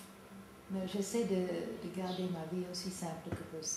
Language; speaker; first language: French; non-native, fluent; English